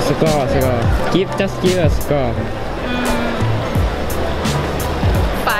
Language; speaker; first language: English; non-native, learner; Thai